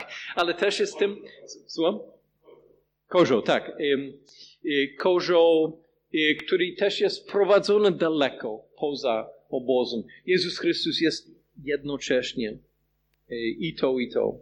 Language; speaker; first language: Polish; non-native, fluent; English